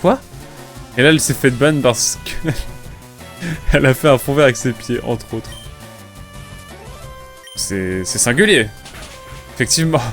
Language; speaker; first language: French; native; French